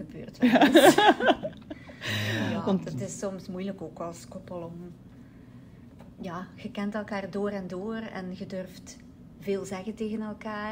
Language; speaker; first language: Dutch; native; Dutch